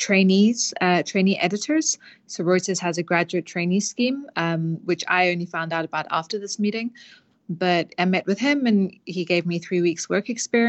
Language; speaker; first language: English; native; English